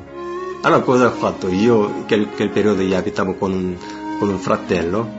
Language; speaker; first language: Italian; non-native, fluent; Korean